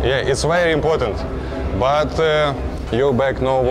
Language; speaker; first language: English; non-native, learner; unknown